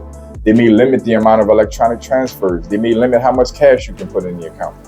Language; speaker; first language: English; native; English